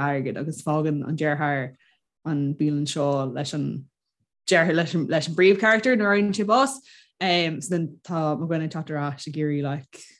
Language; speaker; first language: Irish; non-native, local second language; English